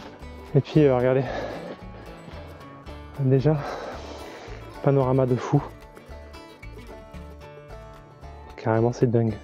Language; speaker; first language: French; native; French